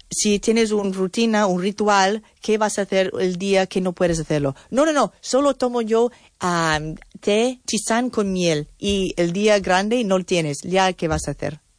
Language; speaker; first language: Spanish; non-native, fluent; English